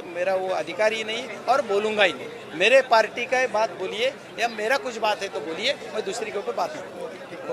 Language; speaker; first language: Hindi; non-native, local second language; Marathi